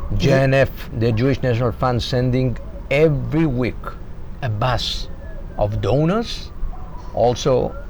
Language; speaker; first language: English; non-native, fluent; Hebrew